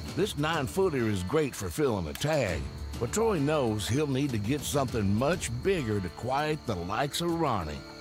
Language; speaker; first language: English; native; English